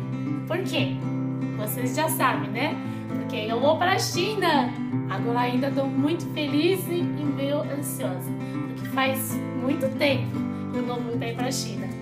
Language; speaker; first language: Portuguese; non-native, fluent; Chinese